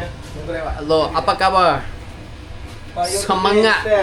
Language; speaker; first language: Indonesian; non-native, learner; English